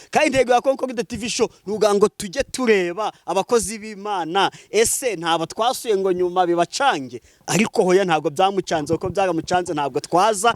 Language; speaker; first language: Kinyarwanda; native; Kinyarwanda